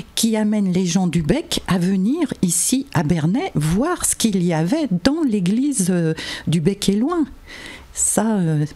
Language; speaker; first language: French; native; French